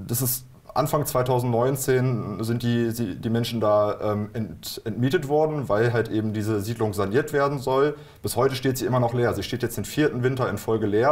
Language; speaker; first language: German; native; German